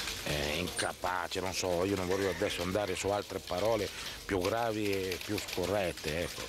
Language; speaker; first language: Italian; native; Italian